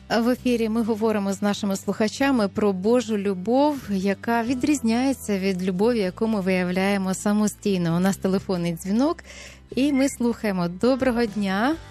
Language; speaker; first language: Ukrainian; native; Ukrainian